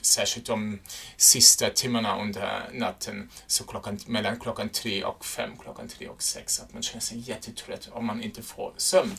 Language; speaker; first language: Swedish; non-native, fluent; German